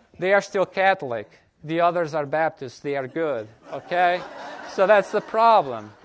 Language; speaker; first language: English; non-native, fluent; Portuguese